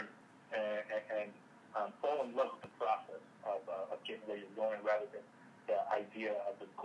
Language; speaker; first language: English; non-native, local second language; Igbo